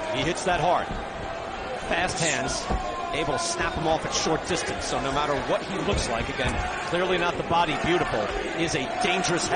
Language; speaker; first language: English; native; English